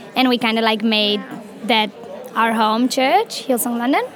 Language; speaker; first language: English; non-native, fluent; Romanian